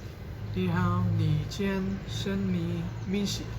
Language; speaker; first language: Chinese; non-native, learner; Lao